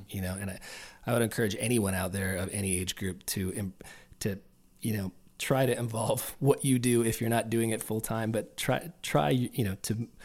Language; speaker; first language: English; native; English